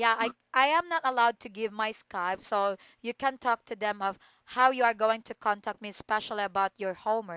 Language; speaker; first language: English; non-native, fluent; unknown